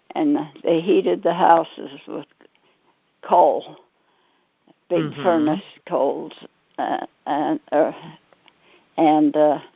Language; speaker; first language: English; native; English